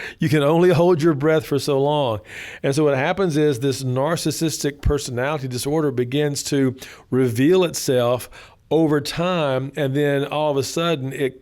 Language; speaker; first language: English; native; English